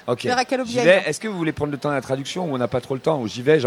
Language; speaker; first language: French; native; French